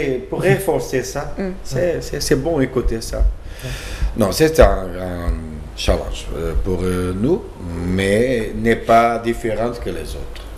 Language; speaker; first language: French; non-native, learner; Portuguese